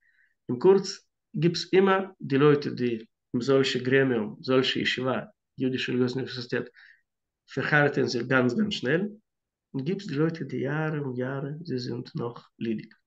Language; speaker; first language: German; non-native, fluent; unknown